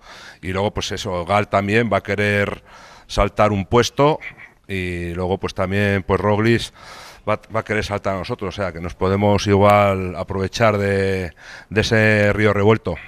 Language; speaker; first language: Spanish; native; Spanish